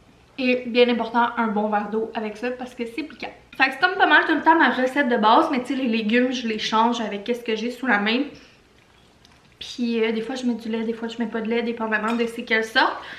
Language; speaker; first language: French; native; French